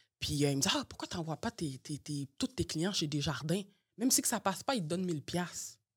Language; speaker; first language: French; early bilingual, other home language; Haitian Creole